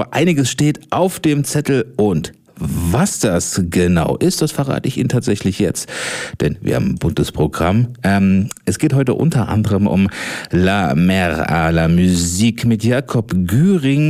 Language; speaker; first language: German; native; German